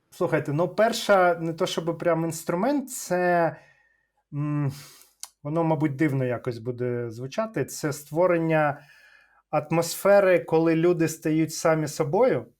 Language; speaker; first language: Ukrainian; non-native, local second language; Russian